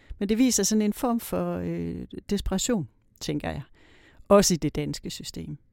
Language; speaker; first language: Danish; native; Danish